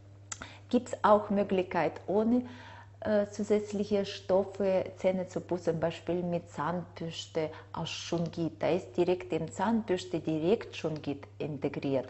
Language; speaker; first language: German; non-native, fluent; Russian